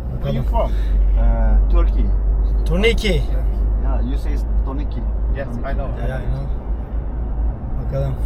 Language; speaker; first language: English; non-native, learner; Turkish